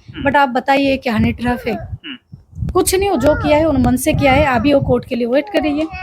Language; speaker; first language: Hindi; non-native, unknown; Bangla